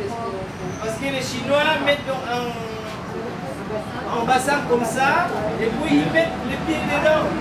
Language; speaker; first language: French; non-native, learner; Indonesian